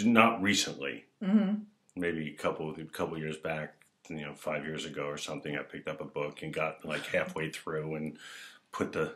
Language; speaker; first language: English; native; English